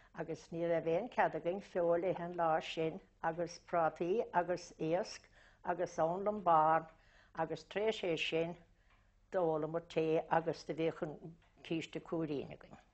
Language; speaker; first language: Irish; native; Irish